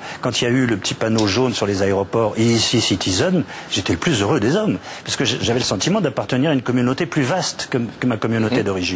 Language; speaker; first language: French; native; French